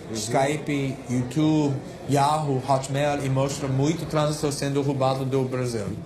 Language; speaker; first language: Portuguese; non-native, fluent; English